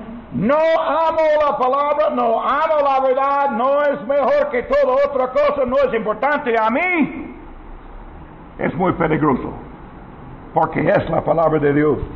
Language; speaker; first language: Spanish; non-native, learner; English